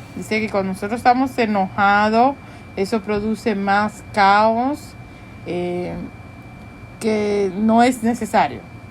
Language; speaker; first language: Spanish; early bilingual, heritage; Spanish